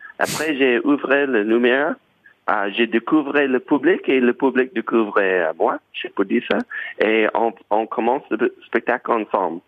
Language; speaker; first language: French; non-native, learner; English